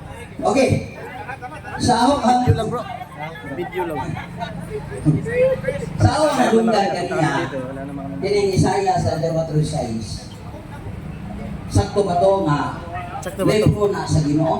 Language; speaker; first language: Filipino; non-native, local second language; Cebuano